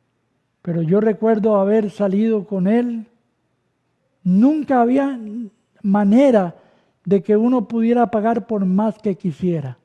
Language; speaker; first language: Spanish; native; Spanish